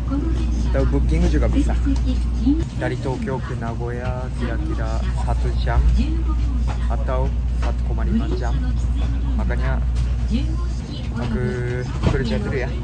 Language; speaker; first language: Indonesian; non-native, fluent; Japanese